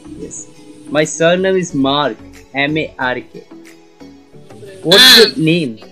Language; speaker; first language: English; non-native, learner; Hindi